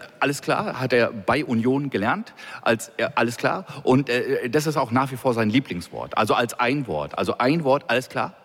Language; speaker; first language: German; native; German